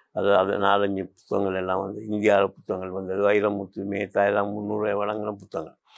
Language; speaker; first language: Tamil; non-native, local second language; Memoni